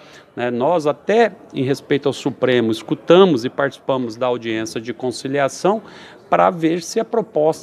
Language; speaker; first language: Portuguese; native; Portuguese